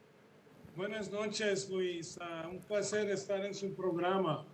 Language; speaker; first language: Spanish; early bilingual, heritage; Spanish